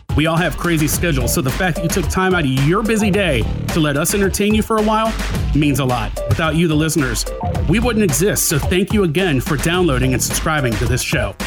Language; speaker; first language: English; native; English